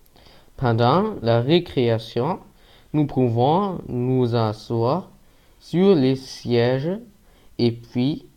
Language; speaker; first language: French; non-native, learner; German